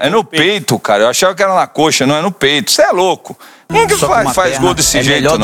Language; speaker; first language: Portuguese; native; Portuguese